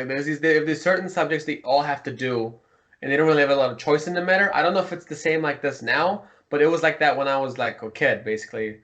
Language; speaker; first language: English; early bilingual, heritage; Mongolian